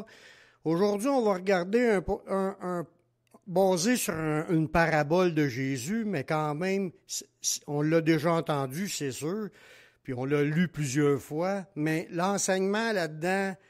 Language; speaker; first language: French; native; French